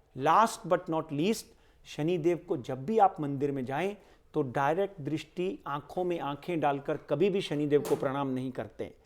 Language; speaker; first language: Hindi; native; Hindi